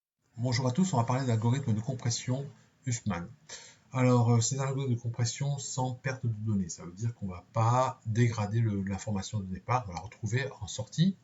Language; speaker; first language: French; native; French